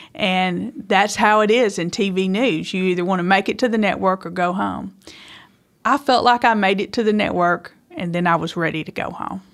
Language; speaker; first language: English; native; English